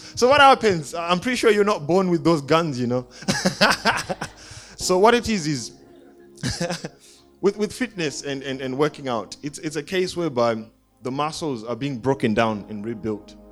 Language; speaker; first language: English; non-native, local second language; Shona